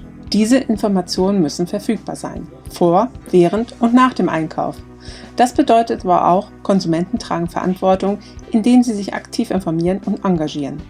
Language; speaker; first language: German; native; German